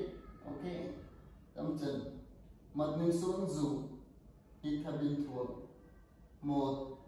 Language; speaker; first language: Vietnamese; non-native, learner; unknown